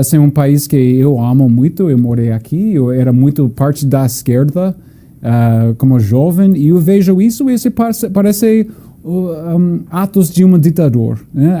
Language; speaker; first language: Portuguese; non-native, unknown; English